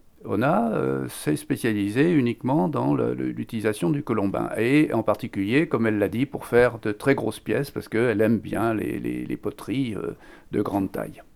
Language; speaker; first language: French; native; French